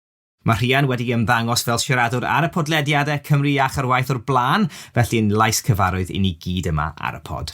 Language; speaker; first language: Welsh; native; Welsh